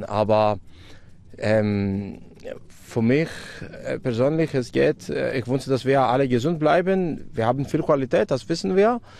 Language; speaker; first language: German; non-native, fluent; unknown